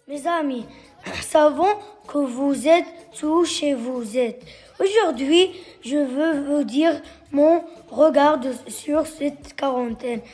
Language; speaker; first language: French; non-native, learner; Arabic